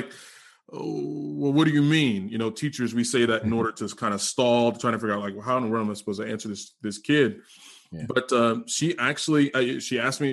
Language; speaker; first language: English; native; English